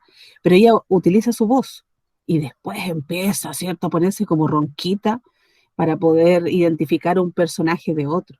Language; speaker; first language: Spanish; native; Spanish